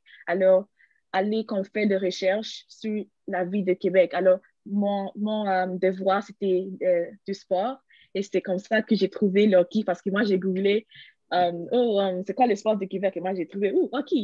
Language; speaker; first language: French; non-native, learner; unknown